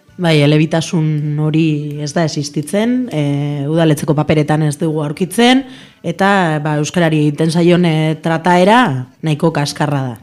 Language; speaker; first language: Basque; non-native, local second language; Spanish